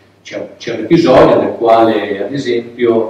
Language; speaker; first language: Italian; native; Italian